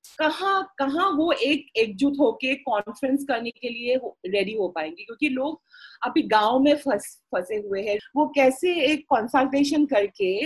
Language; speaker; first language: Hindi; non-native, local second language; Assamese